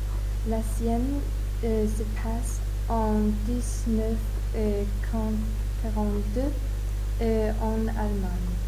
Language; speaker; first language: French; non-native, learner; German